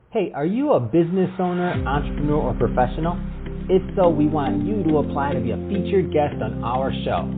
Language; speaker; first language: English; native; English